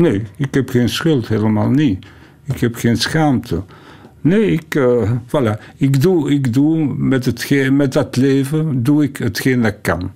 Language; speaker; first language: Dutch; non-native, local second language; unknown